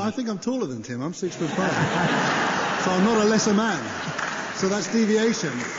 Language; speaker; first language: English; native; English